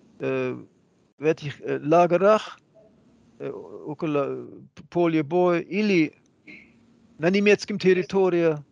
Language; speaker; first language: Russian; non-native, fluent; German